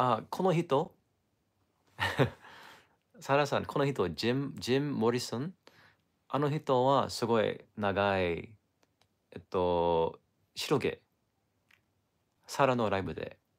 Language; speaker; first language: Japanese; non-native, learner; English